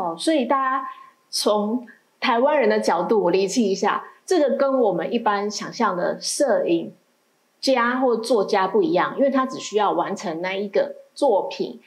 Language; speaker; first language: Chinese; native; Chinese